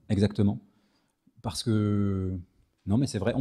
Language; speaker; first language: French; native; French